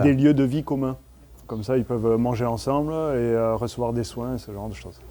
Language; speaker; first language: French; native; French